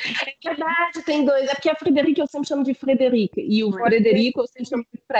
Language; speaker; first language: Portuguese; native; Portuguese